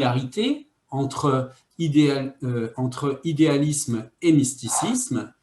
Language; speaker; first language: French; native; French